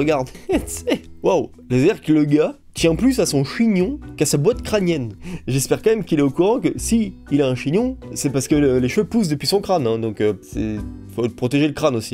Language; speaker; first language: French; native; French